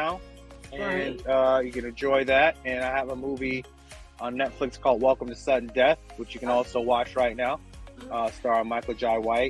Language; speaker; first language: English; native; English